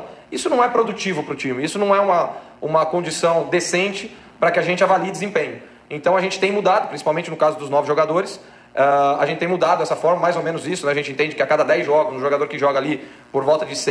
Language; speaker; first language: Portuguese; native; Portuguese